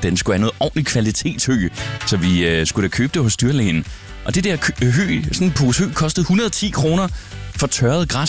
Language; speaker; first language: Danish; native; Danish